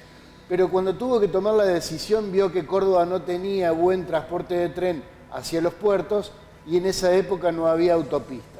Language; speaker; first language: Spanish; native; Spanish